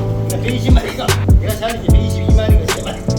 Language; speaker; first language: Korean; non-native, learner; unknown